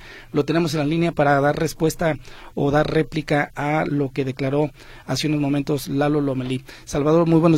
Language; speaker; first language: Spanish; native; Spanish